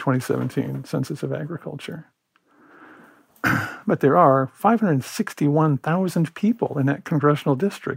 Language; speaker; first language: English; native; English